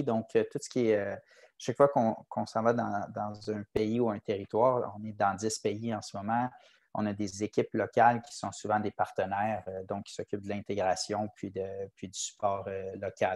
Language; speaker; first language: French; native; French